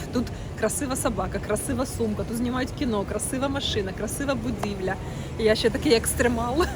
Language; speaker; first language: Ukrainian; non-native, local second language; Russian